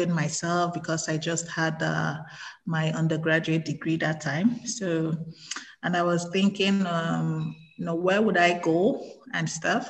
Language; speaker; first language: English; non-native, local second language; Igbo